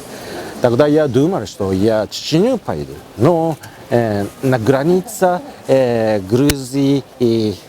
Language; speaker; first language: Russian; non-native, learner; Japanese